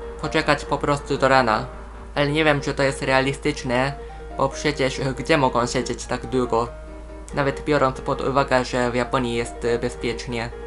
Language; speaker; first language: Polish; non-native, fluent; Japanese